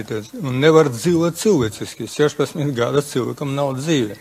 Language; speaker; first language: Latvian; non-native, local second language; Russian